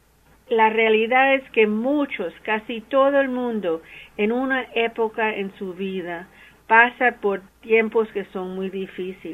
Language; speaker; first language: Spanish; early bilingual, heritage; English